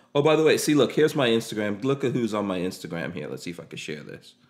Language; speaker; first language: English; native; English